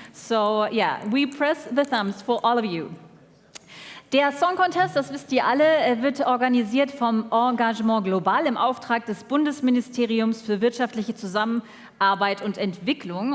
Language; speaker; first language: German; native; German